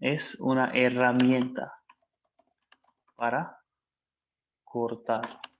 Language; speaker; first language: Spanish; non-native, fluent; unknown